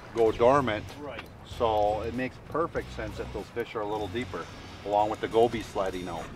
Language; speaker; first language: English; native; English